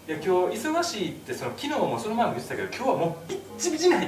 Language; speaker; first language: Japanese; native; Japanese